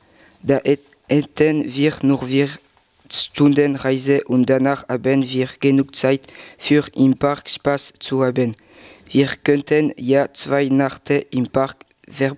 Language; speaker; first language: German; non-native, learner; French